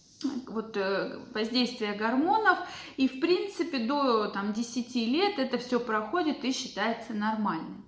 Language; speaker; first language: Russian; native; Russian